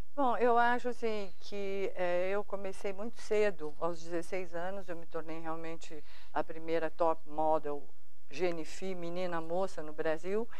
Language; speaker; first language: Portuguese; native; Portuguese